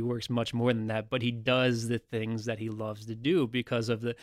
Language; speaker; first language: English; native; English